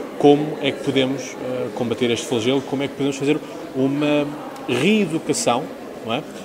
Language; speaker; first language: Portuguese; native; Portuguese